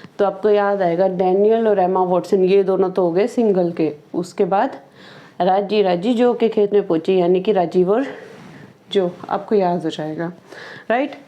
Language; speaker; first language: Hindi; native; Hindi